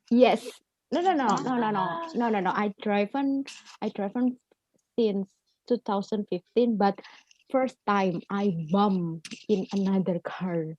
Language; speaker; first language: English; non-native, learner; Indonesian